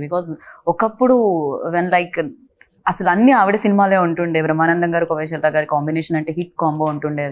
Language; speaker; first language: Telugu; native; Telugu